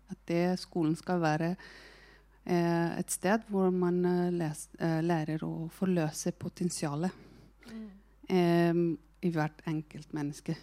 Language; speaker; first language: Norwegian; non-native, fluent; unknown